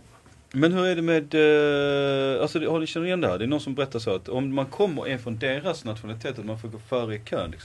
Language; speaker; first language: Swedish; native; Swedish